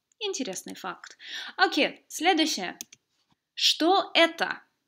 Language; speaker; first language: Russian; non-native, fluent; English